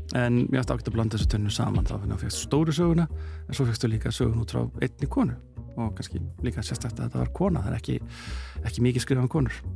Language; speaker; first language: Icelandic; early bilingual, heritage; Icelandic